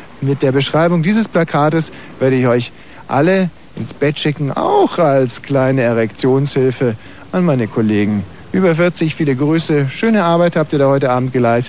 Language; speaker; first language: German; native; German